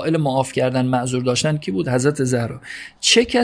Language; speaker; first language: Persian; native; Persian